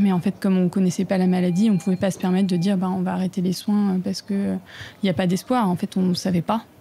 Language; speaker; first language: French; native; French